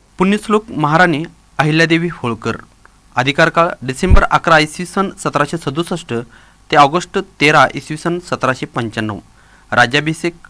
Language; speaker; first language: Marathi; native; Marathi